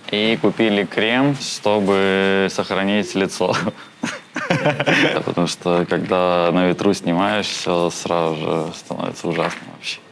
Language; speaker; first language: Russian; native; Russian